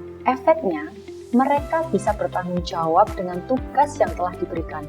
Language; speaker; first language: Indonesian; native; Indonesian